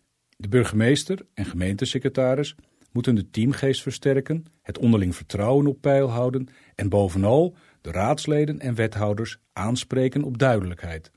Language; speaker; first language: Dutch; native; Dutch